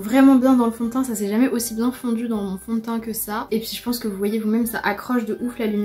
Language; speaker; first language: French; native; French